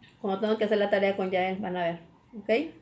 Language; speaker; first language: Spanish; native; Spanish